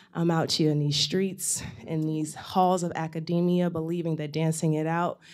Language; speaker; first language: English; native; English